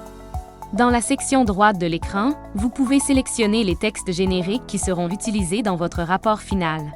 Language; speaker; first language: French; native; French